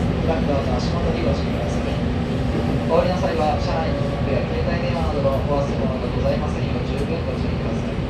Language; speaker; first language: Japanese; native; Japanese